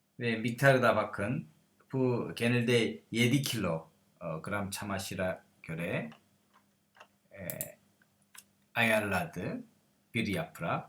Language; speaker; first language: Turkish; non-native, learner; Korean